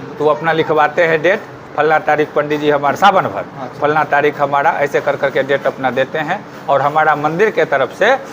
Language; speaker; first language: Hindi; native; Hindi